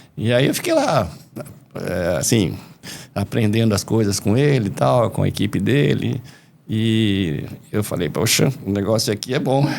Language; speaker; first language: Portuguese; early bilingual, other home language; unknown